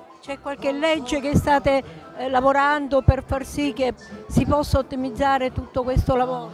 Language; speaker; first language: Italian; native; Italian